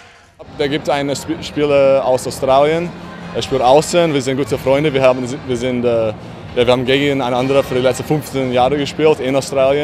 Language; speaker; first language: German; non-native, fluent; English